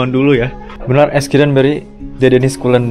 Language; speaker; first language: Turkish; non-native, learner; Indonesian